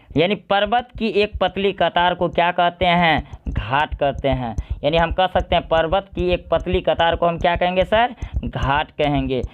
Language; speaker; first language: Hindi; native; Hindi